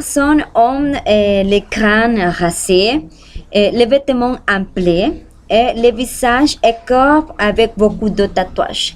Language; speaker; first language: French; non-native, learner; Spanish